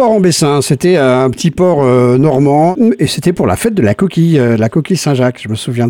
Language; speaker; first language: French; native; French